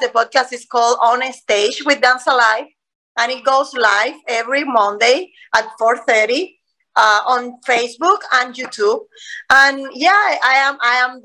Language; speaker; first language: English; non-native, fluent; Spanish